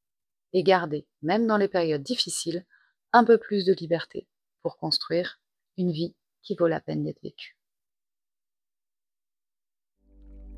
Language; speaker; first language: French; native; French